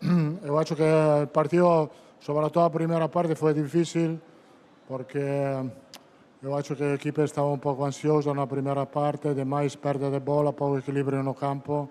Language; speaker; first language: Portuguese; non-native, fluent; Italian